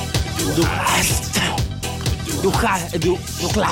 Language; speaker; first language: German; non-native, learner; Greek